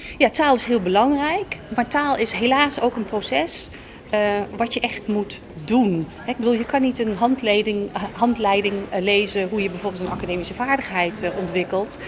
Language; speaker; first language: Dutch; native; Dutch